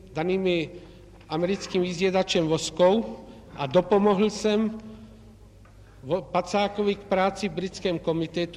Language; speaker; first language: Czech; native; Czech